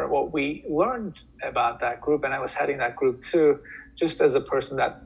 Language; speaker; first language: English; non-native, fluent; Turkish